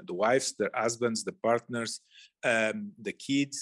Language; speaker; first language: English; non-native, fluent; Portuguese